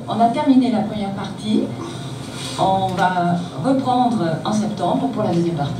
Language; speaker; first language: French; native; French